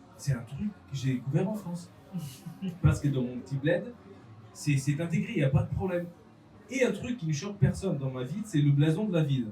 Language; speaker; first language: French; non-native, fluent; Portuguese